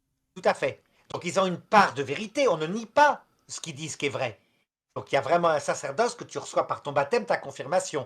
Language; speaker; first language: French; native; French